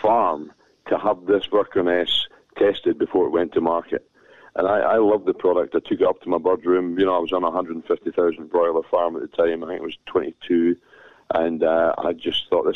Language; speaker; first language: English; native; English